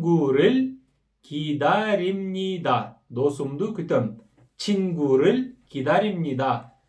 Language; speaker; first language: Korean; non-native, fluent; Kyrgyz